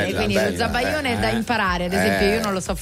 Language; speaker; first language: Italian; native; Italian